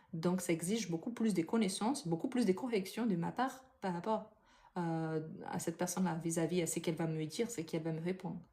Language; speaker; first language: French; non-native, fluent; Portuguese